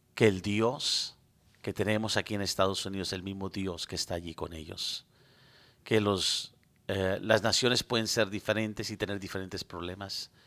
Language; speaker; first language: Spanish; early bilingual, heritage; Spanish